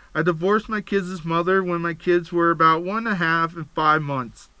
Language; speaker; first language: English; native; English